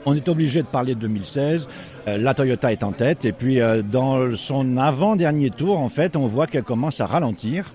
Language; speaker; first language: French; native; French